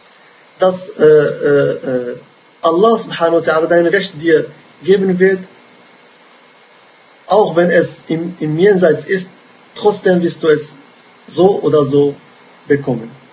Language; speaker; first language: German; non-native, fluent; Arabic